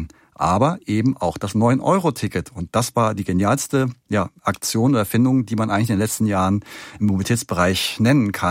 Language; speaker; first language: German; native; German